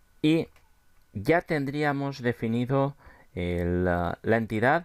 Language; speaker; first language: Spanish; native; Spanish